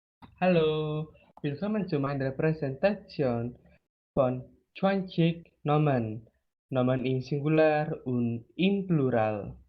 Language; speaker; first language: German; non-native, learner; Indonesian